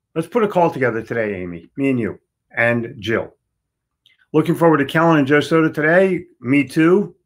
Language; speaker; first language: English; native; English